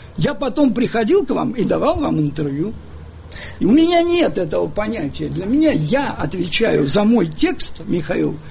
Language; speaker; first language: Russian; native; Russian